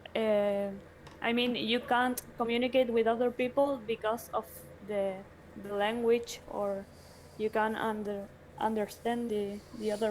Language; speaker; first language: English; non-native, learner; Spanish